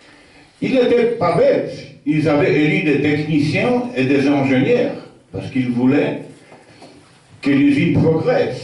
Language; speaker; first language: French; non-native, fluent; Polish